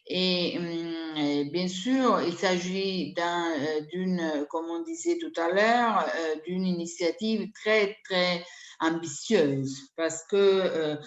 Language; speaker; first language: French; non-native, fluent; Italian